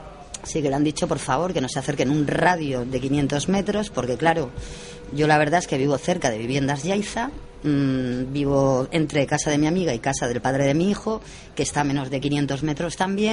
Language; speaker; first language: Spanish; native; Spanish